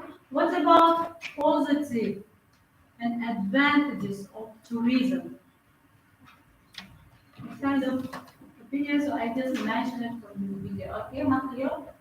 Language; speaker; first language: English; non-native, fluent; Uzbek